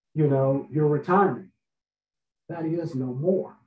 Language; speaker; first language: English; native; English